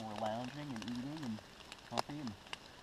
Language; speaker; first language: English; native; English